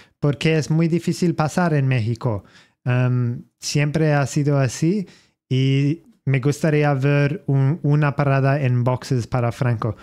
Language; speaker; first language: Spanish; non-native, learner; English